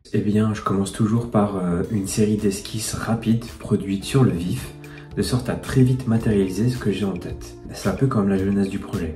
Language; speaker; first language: French; native; French